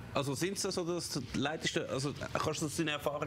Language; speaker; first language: German; native; German